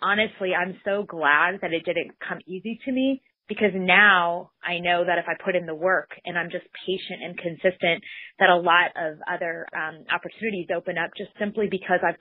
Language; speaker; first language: English; native; English